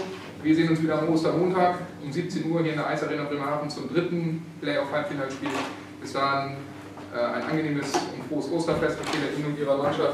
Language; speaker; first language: German; native; German